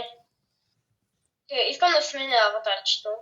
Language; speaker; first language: Bulgarian; native; Bulgarian